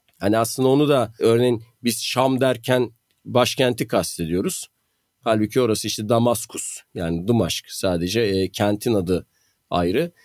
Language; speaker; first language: Turkish; native; Turkish